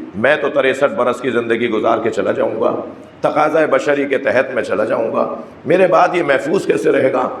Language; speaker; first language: Urdu; native; Urdu